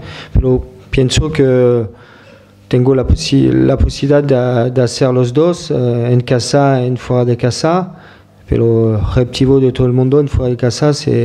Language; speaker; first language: Spanish; non-native, fluent; French